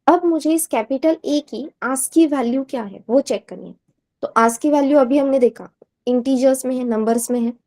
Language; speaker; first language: Hindi; non-native, local second language; Marathi